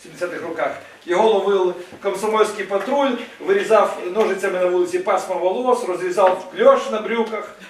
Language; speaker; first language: Ukrainian; non-native, local second language; Russian